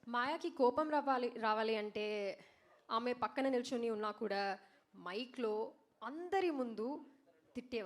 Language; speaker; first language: Telugu; non-native, learner; Malayalam